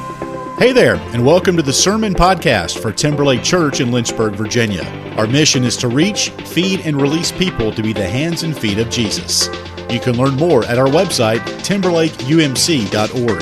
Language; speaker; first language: English; native; English